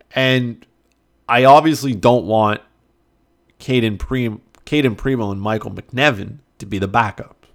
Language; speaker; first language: English; native; English